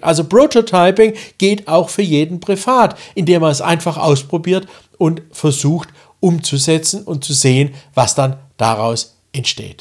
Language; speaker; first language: German; native; German